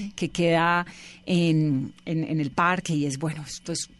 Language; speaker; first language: Spanish; native; Spanish